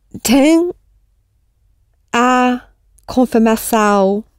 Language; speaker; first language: Portuguese; non-native, learner; English